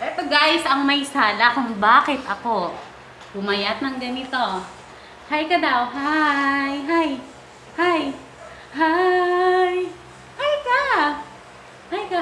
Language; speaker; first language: Filipino; native; Filipino